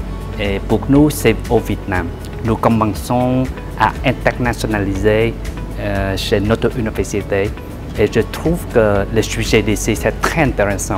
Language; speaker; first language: French; non-native, fluent; Vietnamese